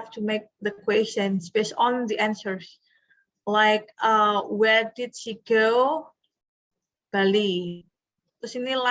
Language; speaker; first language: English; non-native, fluent; Indonesian